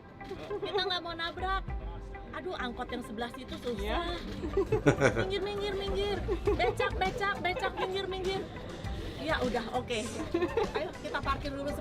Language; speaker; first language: Indonesian; native; Indonesian